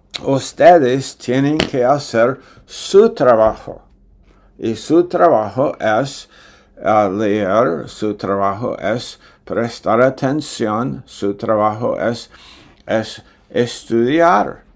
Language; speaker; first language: Spanish; non-native, fluent; English